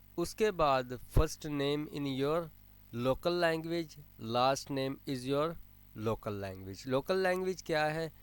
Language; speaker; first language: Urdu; native; Urdu